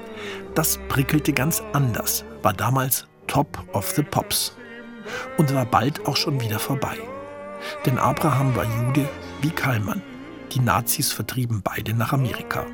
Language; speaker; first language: German; native; German